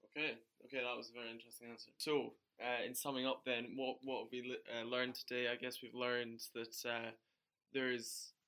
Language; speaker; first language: English; non-native, fluent; German